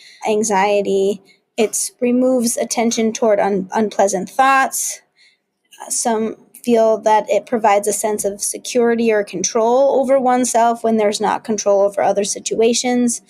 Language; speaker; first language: English; native; English